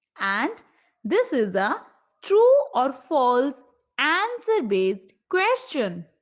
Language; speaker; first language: English; non-native, local second language; Punjabi